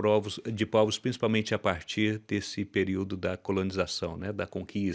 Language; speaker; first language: Portuguese; native; Portuguese